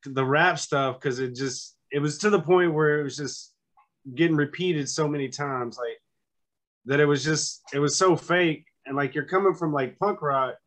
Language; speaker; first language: English; native; English